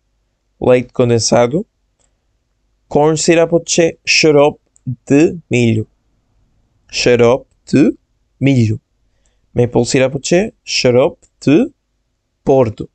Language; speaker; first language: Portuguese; non-native, fluent; Bangla